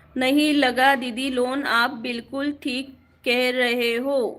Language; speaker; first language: Hindi; non-native, local second language; Marathi